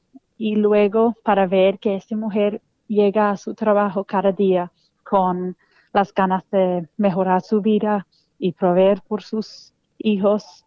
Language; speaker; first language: Spanish; non-native, fluent; English